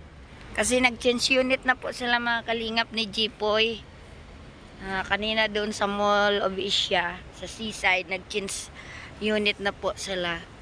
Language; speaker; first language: Filipino; non-native, local second language; Cebuano